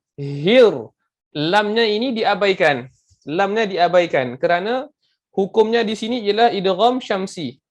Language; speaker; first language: Malay; native; Malay